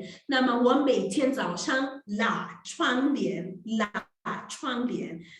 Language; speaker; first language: Chinese; non-native, fluent; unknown